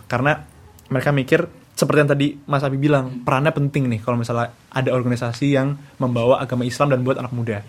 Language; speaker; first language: Indonesian; native; Indonesian